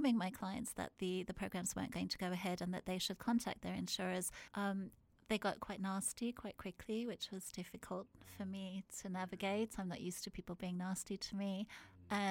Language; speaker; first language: English; native; English